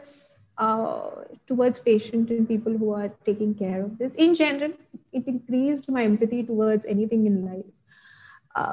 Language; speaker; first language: English; non-native, local second language; Gujarati